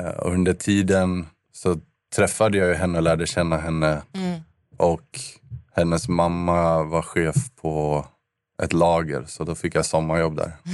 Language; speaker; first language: Swedish; native; Swedish